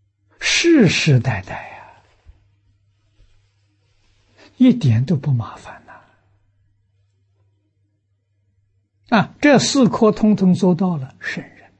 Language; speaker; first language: Chinese; native; Chinese